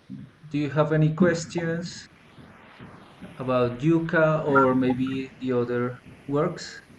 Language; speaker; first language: English; non-native, fluent; Spanish